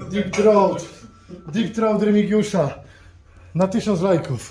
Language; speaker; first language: Polish; native; Polish